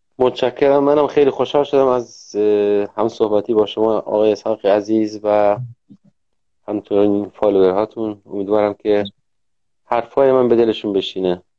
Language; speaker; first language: Persian; non-native, local second language; Kurdish